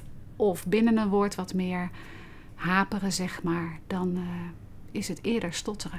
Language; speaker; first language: Dutch; native; Dutch